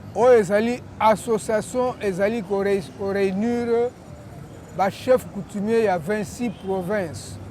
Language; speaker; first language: Lingala; non-native, local second language; Kituba (Democratic Republic of Congo)